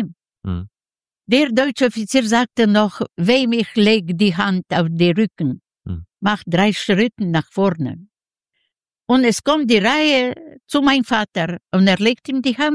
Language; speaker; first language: German; non-native, learner; Yiddish